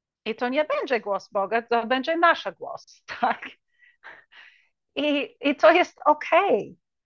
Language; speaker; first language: Polish; early bilingual, heritage; English